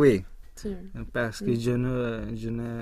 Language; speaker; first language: French; non-native, learner; Swedish